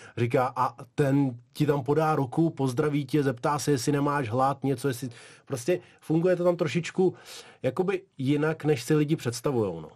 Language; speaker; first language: Czech; early bilingual, other home language; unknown